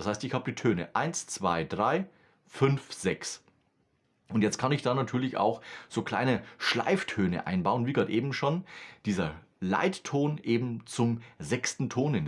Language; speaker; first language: German; native; German